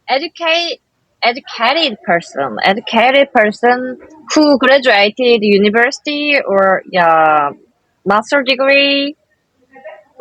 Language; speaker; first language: English; non-native, learner; Korean